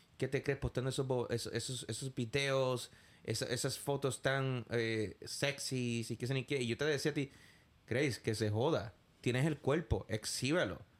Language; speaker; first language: Spanish; native; Spanish